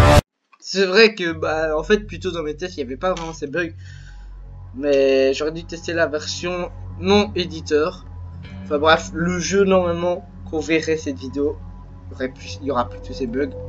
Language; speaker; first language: French; native; French